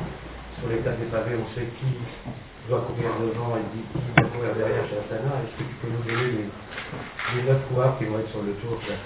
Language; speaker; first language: French; native; French